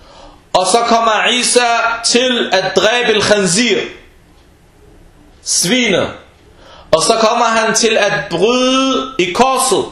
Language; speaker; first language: Danish; early bilingual, other home language; Arabic